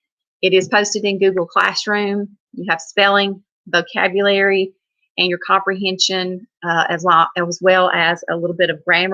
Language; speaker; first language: English; native; English